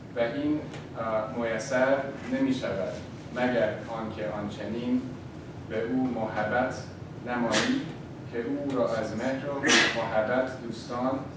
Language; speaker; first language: Persian; early bilingual, heritage; Persian